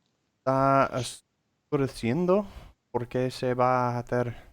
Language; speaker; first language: Spanish; non-native, learner; English